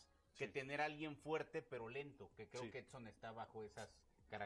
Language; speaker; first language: Spanish; native; Spanish